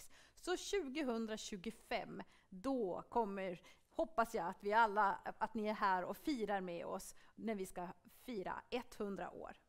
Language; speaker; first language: Swedish; native; Swedish